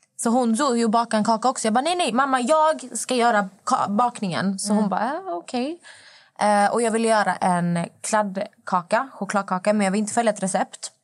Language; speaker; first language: Swedish; native; Swedish